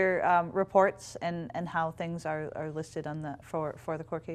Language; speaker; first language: English; native; English